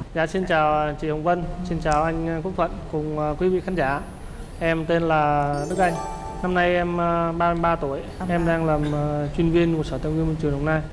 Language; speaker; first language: Vietnamese; non-native, fluent; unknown